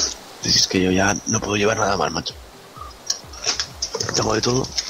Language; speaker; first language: Spanish; native; Spanish